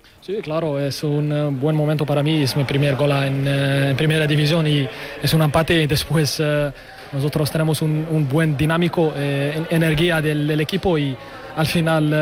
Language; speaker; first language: Spanish; non-native, learner; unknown